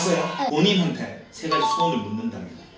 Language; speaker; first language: Korean; native; Korean